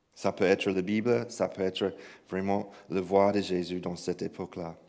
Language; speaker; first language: French; non-native, fluent; English